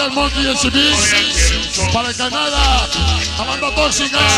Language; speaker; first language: Spanish; native; Spanish